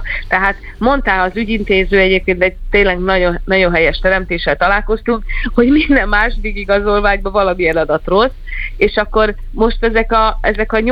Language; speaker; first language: Hungarian; native; Hungarian